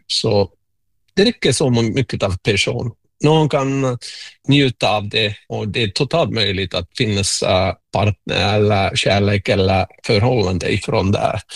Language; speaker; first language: Swedish; non-native, local second language; Finnish